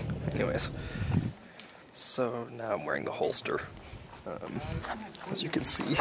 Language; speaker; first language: English; native; English